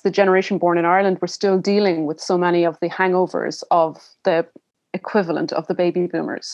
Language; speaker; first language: English; native; English